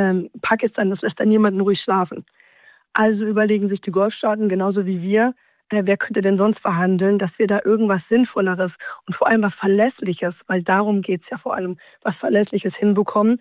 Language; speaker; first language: German; native; German